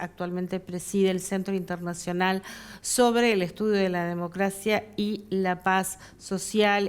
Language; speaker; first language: Spanish; native; Spanish